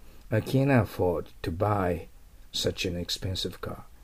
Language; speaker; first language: English; non-native, fluent; Japanese